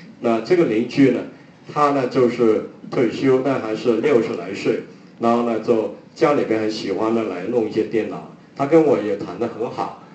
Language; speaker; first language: Chinese; non-native, local second language; Cantonese